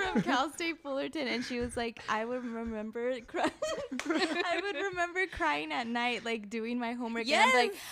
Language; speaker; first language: English; native; English